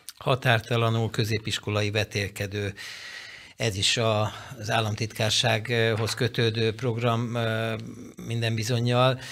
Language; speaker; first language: Hungarian; native; Hungarian